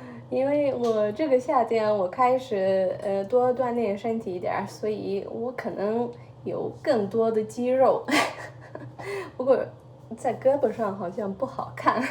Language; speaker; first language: Chinese; early bilingual, heritage; Chinese